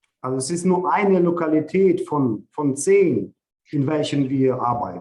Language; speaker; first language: German; non-native, fluent; Ukrainian